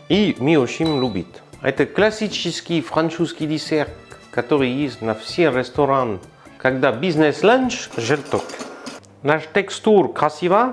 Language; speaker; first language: Russian; non-native, learner; French